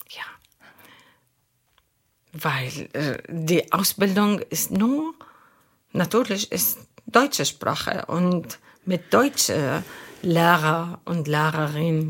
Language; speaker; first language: German; non-native, local second language; Arabic